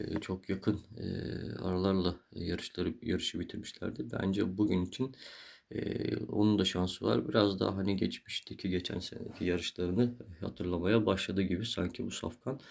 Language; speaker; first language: Turkish; native; Turkish